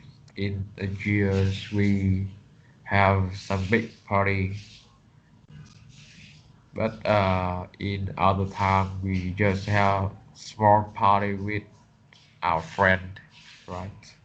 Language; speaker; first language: English; non-native, learner; Vietnamese